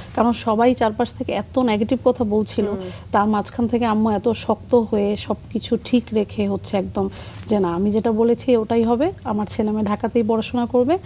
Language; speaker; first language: Bangla; native; Bangla